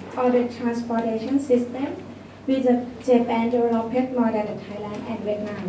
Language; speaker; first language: English; non-native, learner; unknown